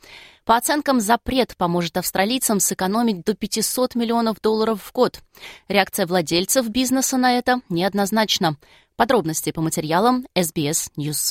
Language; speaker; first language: Russian; native; Russian